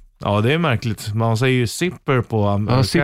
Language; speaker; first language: Swedish; native; Swedish